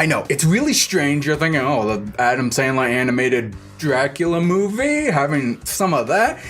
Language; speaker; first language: English; native; English